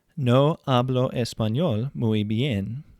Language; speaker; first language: Spanish; non-native, fluent; English